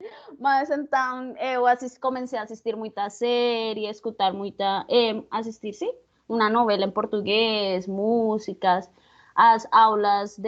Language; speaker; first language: Portuguese; non-native, learner; Spanish